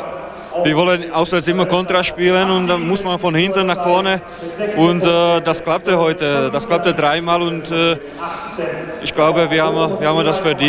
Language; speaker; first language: German; non-native, learner; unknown